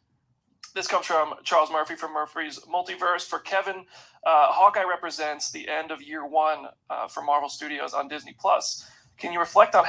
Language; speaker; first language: English; native; English